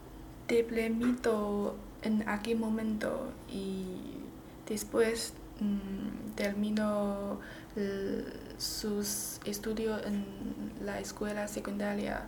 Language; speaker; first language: Spanish; non-native, learner; Chinese